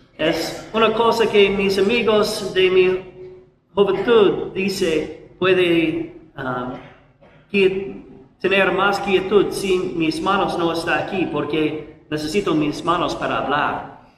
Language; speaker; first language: Spanish; non-native, learner; English